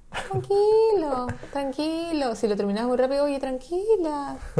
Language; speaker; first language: Spanish; native; Spanish